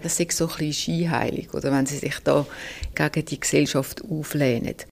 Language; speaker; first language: German; native; German